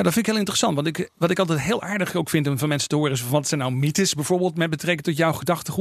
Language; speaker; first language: Dutch; native; Dutch